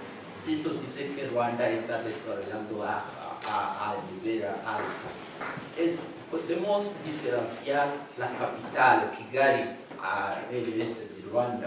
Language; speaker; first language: Spanish; non-native, fluent; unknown